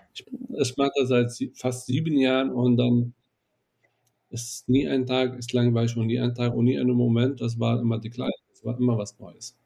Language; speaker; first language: German; non-native, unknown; Arabic